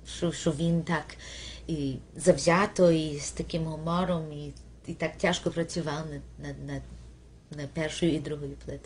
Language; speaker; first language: Ukrainian; early bilingual, heritage; Ukrainian